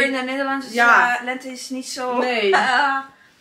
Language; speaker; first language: Dutch; non-native, learner; Italian